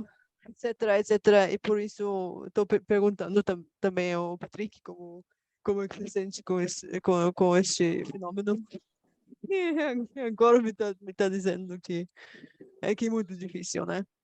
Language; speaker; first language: Portuguese; non-native, fluent; Russian